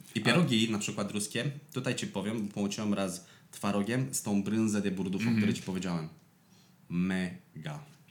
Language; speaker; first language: Polish; non-native, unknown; Romanian